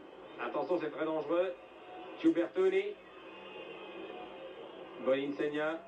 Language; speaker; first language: French; native; French